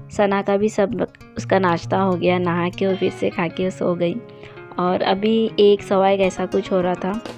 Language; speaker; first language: Hindi; non-native, local second language; Bangla